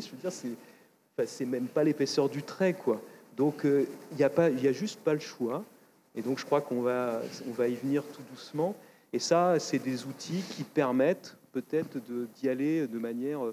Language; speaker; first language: French; native; French